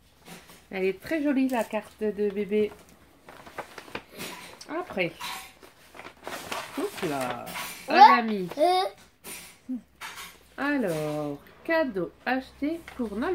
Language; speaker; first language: French; native; French